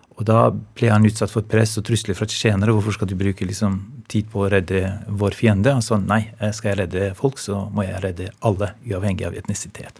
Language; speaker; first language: Norwegian; non-native, fluent; Albanian